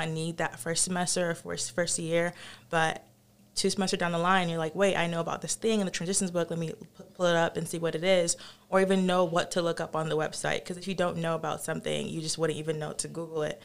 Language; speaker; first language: English; non-native, local second language; Yoruba